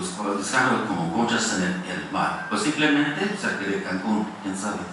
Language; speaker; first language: Spanish; non-native, fluent; English